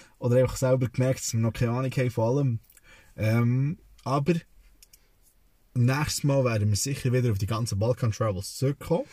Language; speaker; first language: German; early bilingual, other home language; Serbian